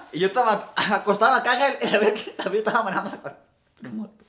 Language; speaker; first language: Spanish; early bilingual, other home language; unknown